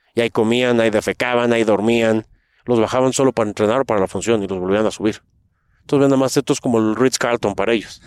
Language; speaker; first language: Spanish; native; Spanish